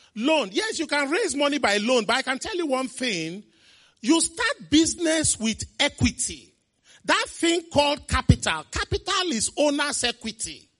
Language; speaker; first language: English; non-native, local second language; Igbo